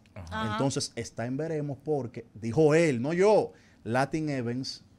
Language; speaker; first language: Spanish; native; Spanish